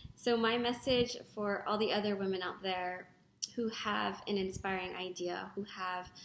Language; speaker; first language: English; non-native, local second language; Filipino